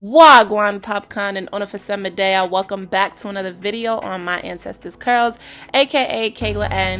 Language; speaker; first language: English; native; English